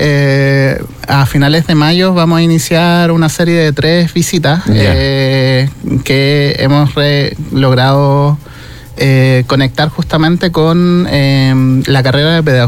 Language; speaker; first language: Spanish; native; Spanish